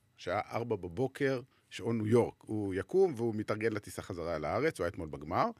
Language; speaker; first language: Hebrew; native; Hebrew